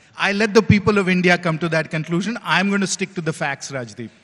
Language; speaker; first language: English; non-native, local second language; Hindi